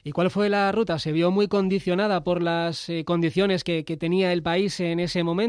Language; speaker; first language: Spanish; native; Spanish